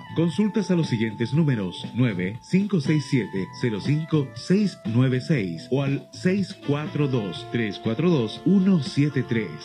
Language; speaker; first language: Spanish; native; Spanish